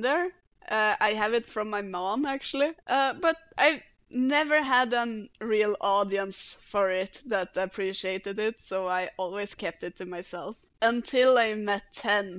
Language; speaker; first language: English; non-native, fluent; Norwegian